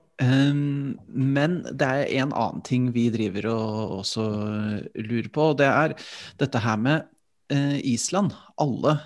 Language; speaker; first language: Norwegian; native; Norwegian